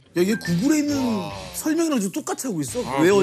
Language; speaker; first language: Korean; native; Korean